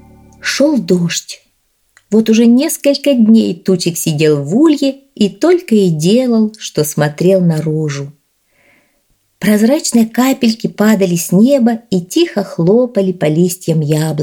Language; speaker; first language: Russian; native; Russian